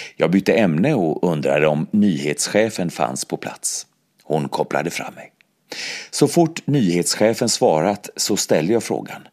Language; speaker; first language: Swedish; native; Swedish